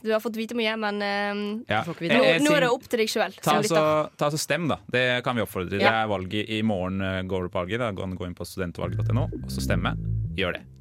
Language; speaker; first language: Norwegian; native; Norwegian